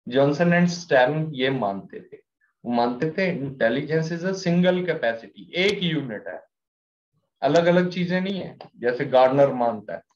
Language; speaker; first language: Hindi; non-native, local second language; Punjabi